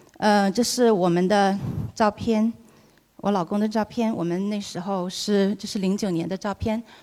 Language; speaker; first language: Chinese; native; Chinese